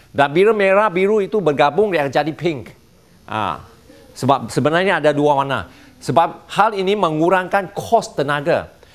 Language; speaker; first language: Malay; non-native, local second language; Chinese